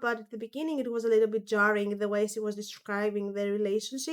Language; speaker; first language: English; non-native, fluent; Greek